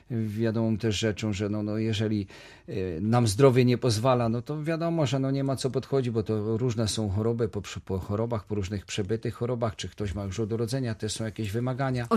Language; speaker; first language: Polish; native; Polish